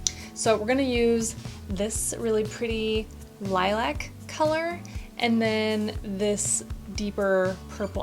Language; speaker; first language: English; native; English